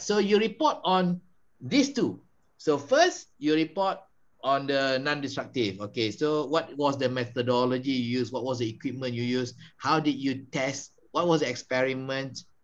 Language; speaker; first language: English; non-native, local second language; Malay